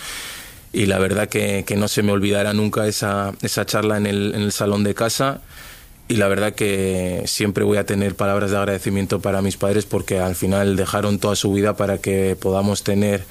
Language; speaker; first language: Spanish; early bilingual, other home language; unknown